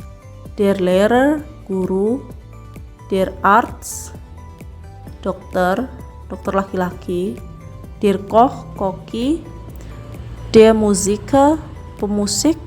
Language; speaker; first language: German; non-native, fluent; Indonesian